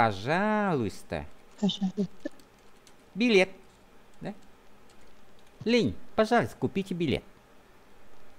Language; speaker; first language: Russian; non-native, fluent; Vietnamese